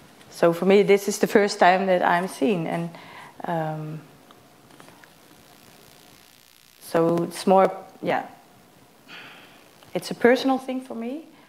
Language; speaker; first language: English; non-native, fluent; Dutch